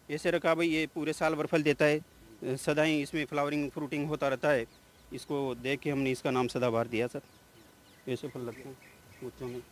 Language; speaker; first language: Hindi; native; Hindi